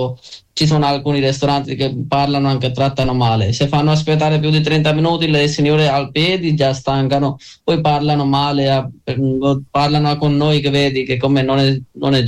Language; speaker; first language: Italian; non-native, learner; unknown